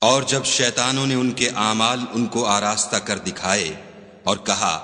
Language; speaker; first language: Urdu; native; Urdu